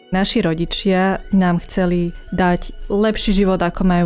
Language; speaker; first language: Slovak; early bilingual, other home language; Vietnamese